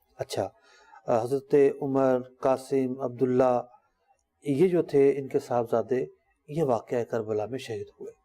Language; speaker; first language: Urdu; native; Urdu